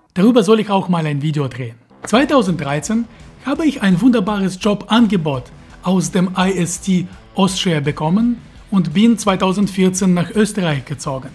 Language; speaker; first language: German; non-native, fluent; Russian